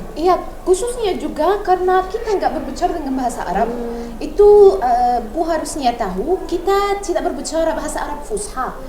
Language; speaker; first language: Indonesian; non-native, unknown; Arabic